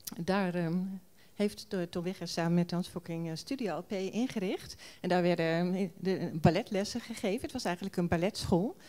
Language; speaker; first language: Dutch; native; Dutch